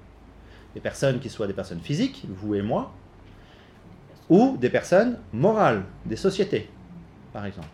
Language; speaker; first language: French; native; French